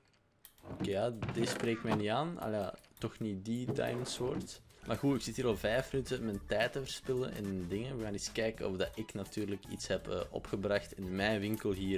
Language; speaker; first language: Dutch; native; Dutch